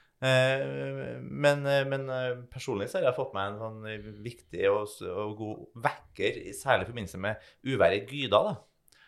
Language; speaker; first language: Norwegian; native; Norwegian